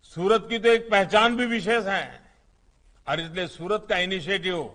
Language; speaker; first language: Hindi; non-native, local second language; Gujarati